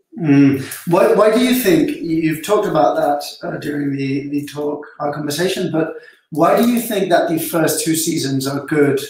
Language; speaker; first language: English; non-native, fluent; Spanish